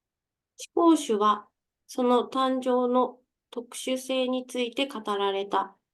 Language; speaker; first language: Japanese; native; Japanese